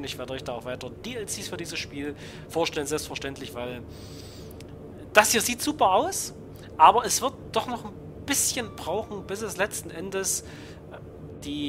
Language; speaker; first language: German; native; German